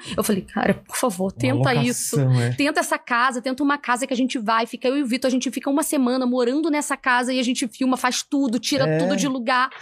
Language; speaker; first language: Portuguese; native; Portuguese